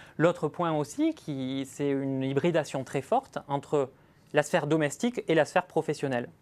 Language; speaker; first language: French; native; French